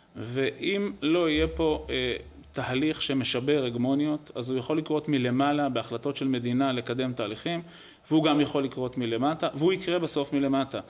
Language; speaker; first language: Hebrew; native; Hebrew